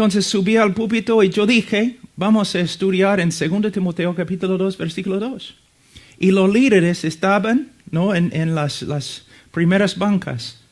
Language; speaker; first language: Spanish; non-native, fluent; English